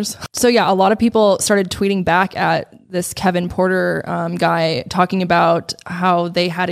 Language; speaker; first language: English; native; English